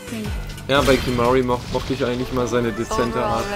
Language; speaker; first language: German; native; German